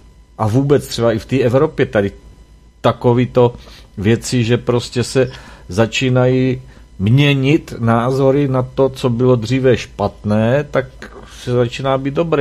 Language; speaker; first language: Czech; native; Czech